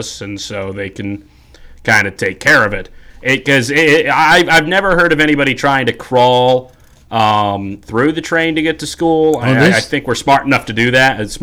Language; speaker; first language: English; native; English